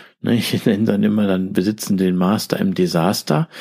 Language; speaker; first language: German; native; German